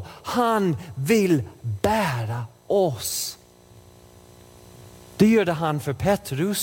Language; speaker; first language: Swedish; non-native, fluent; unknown